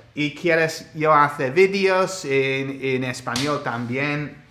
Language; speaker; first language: Spanish; non-native, learner; English